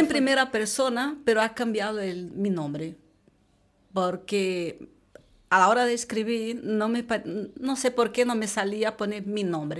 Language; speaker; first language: Spanish; non-native, fluent; Portuguese